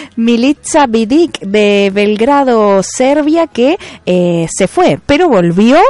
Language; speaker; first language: Spanish; native; Spanish